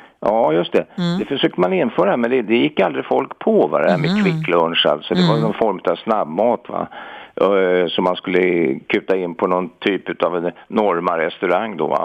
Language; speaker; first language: Swedish; native; Swedish